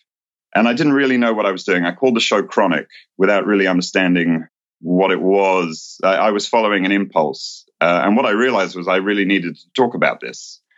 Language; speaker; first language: English; native; English